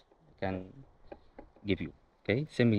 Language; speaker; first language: English; non-native, learner; Arabic